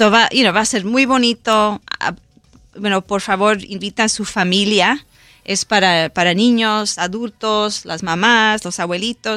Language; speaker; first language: Spanish; non-native, local second language; English